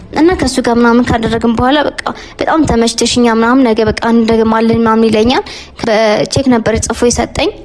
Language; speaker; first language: Amharic; native; Amharic